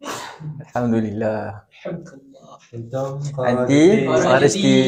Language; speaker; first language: Arabic; non-native, learner; Malay